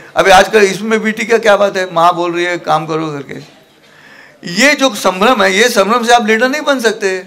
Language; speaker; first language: Hindi; non-native, local second language; Marathi